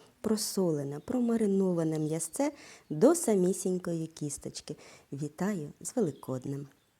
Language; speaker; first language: Ukrainian; native; Ukrainian